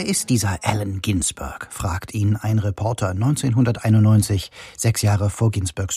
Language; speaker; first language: German; native; German